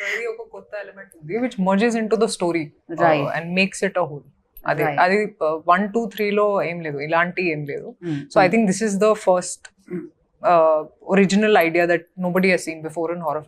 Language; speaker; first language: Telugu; non-native, fluent; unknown